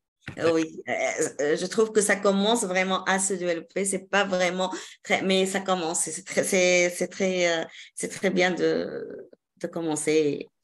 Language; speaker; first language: French; non-native, local second language; Arabic